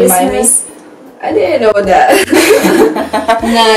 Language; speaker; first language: English; non-native, learner; Spanish